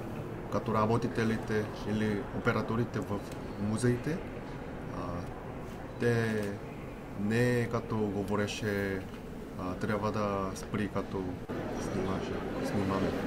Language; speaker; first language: Bulgarian; non-native, learner; Korean